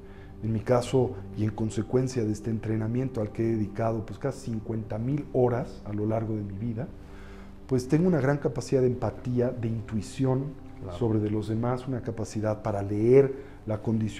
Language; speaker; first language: Spanish; native; Spanish